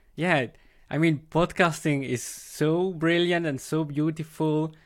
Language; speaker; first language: English; non-native, fluent; Swiss German